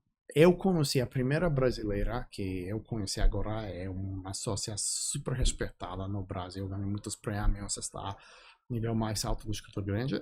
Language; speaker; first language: Portuguese; non-native, fluent; English